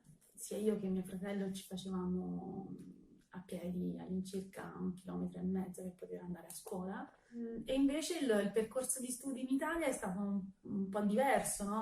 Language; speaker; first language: Italian; early bilingual, other home language; Albanian